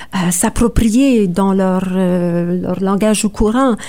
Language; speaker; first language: French; native; French